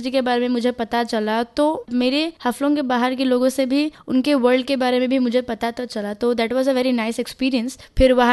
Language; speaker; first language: Hindi; non-native, local second language; Bangla